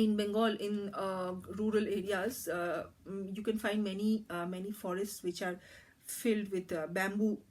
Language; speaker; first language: English; non-native, local second language; Bangla